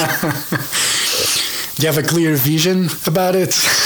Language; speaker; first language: English; non-native, fluent; Portuguese